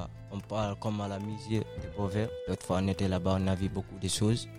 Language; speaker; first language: French; non-native, local second language; Fula